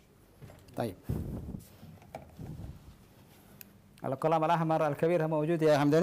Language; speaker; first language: Arabic; non-native, fluent; Indonesian